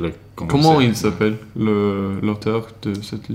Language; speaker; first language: French; non-native, learner; Swedish